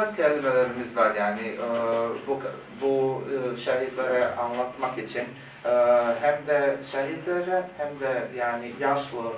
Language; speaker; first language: Turkish; non-native, fluent; Bosnian